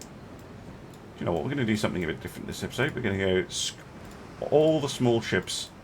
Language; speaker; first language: English; native; English